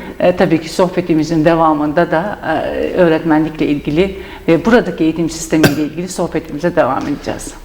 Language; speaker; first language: Turkish; native; Turkish